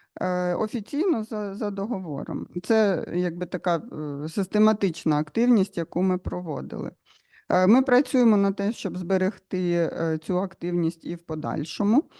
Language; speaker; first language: Ukrainian; native; Ukrainian